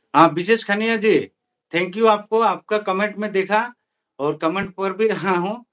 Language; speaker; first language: Hindi; non-native, local second language; Bangla